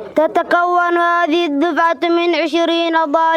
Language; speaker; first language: Arabic; non-native, learner; Somali